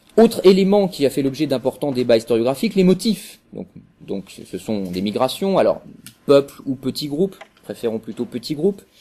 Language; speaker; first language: French; native; French